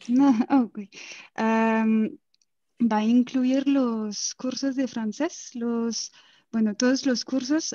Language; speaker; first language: Spanish; non-native, fluent; French